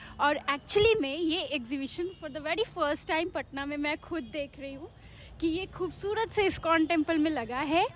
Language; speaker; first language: Hindi; native; Hindi